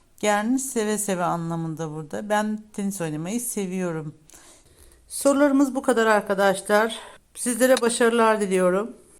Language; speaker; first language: Turkish; native; Turkish